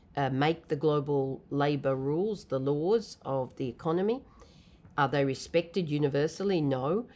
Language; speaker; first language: English; native; English